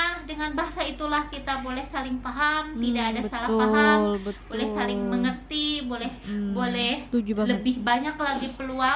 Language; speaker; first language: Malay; non-native, local second language; Sundanese